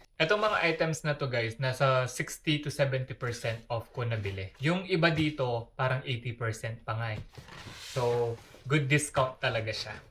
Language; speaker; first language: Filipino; native; Filipino